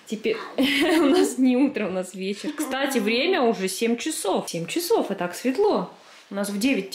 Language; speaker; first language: Russian; native; Russian